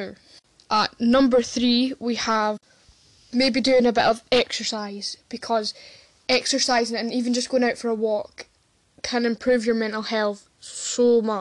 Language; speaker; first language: English; native; English